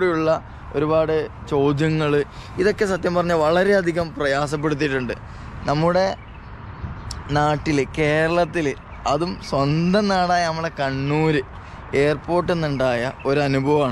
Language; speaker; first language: Malayalam; native; Malayalam